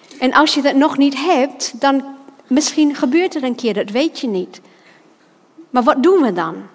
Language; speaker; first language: Dutch; non-native, fluent; English